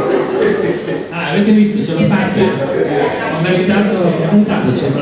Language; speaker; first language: Italian; native; Italian